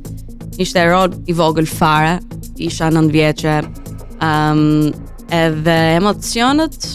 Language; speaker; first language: Albanian; early bilingual, heritage; Albanian